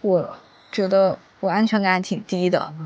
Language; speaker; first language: Chinese; native; Chinese